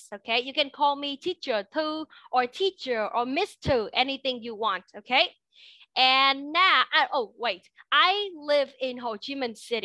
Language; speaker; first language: English; non-native, fluent; Vietnamese